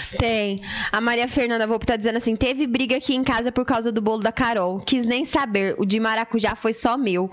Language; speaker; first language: Portuguese; native; Portuguese